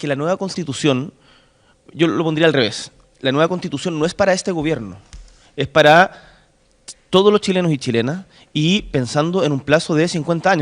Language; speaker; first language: Spanish; native; Spanish